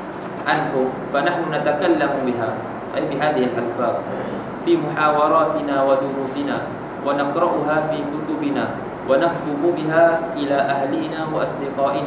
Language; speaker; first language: Arabic; non-native, fluent; Malay